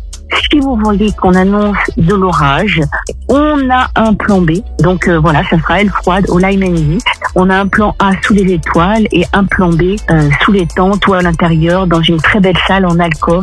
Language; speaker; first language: French; native; French